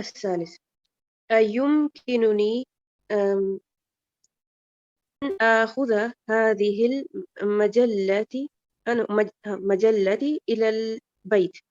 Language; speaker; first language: Arabic; non-native, learner; Urdu